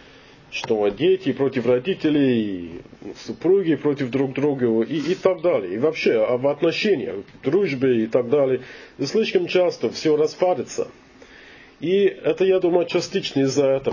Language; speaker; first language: Russian; non-native, learner; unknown